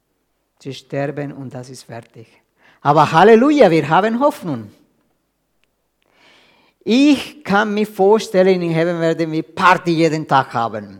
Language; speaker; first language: German; non-native, fluent; Spanish